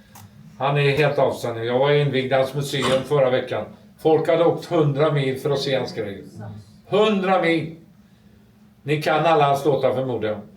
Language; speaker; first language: Swedish; native; Swedish